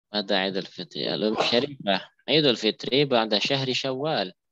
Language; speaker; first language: Arabic; non-native, fluent; Indonesian